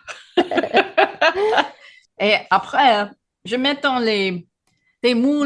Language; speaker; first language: French; non-native, fluent; English